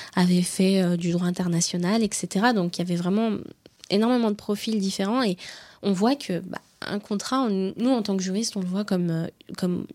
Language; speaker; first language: French; native; French